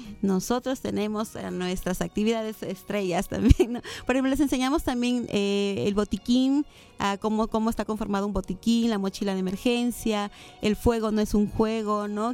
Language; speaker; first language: Spanish; native; Spanish